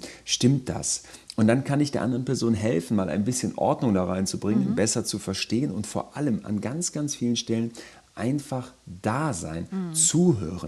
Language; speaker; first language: German; native; German